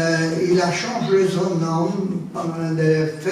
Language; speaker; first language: French; non-native, fluent; Spanish